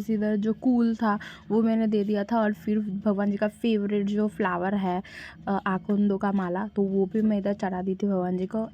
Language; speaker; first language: Hindi; non-native, local second language; Bangla